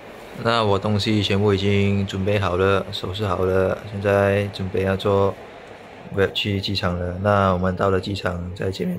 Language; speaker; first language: Chinese; native; Chinese